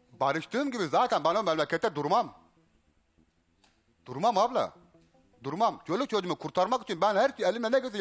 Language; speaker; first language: Turkish; native; Turkish